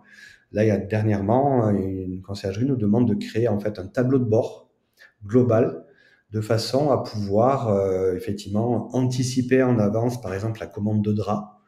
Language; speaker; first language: French; native; French